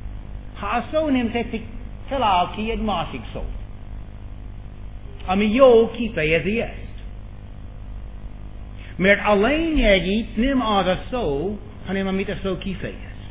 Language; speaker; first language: Hungarian; non-native, fluent; English